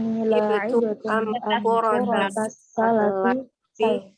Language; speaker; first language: Arabic; non-native, learner; Indonesian